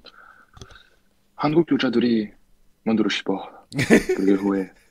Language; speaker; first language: Korean; non-native, learner; French